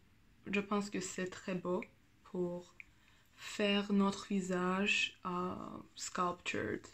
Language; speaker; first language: French; non-native, learner; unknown